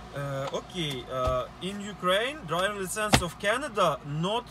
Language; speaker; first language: English; non-native, learner; Ukrainian